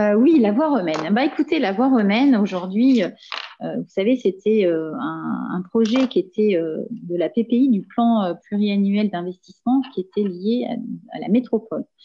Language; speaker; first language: French; native; French